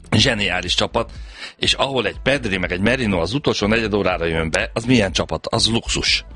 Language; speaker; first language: Hungarian; native; Hungarian